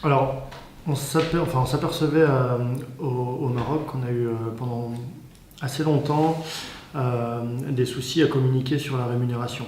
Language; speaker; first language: French; native; French